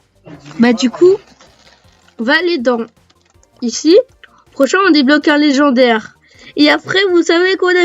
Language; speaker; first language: French; native; French